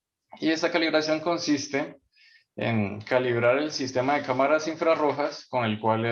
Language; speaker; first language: Spanish; native; Spanish